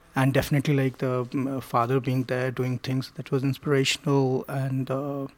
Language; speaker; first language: English; non-native, local second language; Hindi